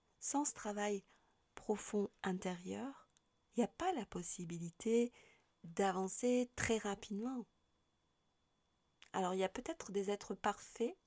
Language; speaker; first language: French; native; French